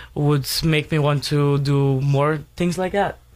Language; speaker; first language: English; non-native, fluent; Bulgarian